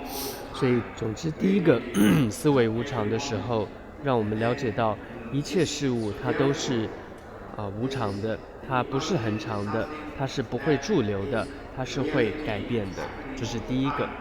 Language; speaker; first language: Chinese; native; Chinese